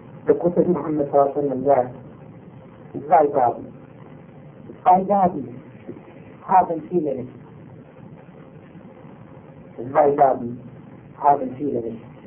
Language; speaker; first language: German; non-native, fluent; Arabic